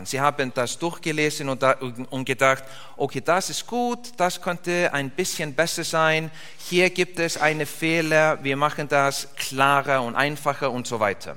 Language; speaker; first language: German; non-native, learner; Icelandic